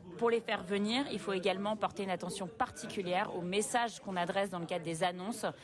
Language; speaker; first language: French; native; French